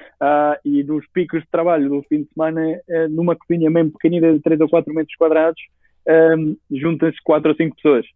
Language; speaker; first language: Portuguese; non-native, fluent; Spanish